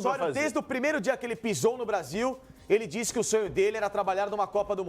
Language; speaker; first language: Portuguese; native; Portuguese